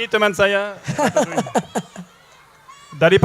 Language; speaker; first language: Indonesian; non-native, fluent; French